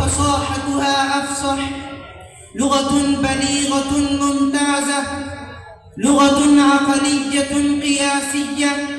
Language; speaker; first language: Arabic; non-native, learner; Urdu